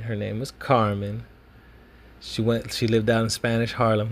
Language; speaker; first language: English; early bilingual, other home language; Spanish